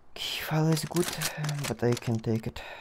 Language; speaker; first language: English; non-native, learner; Russian